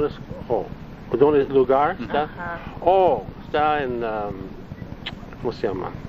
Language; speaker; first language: Spanish; non-native, learner; Italian